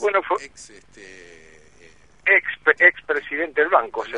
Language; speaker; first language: Spanish; native; Spanish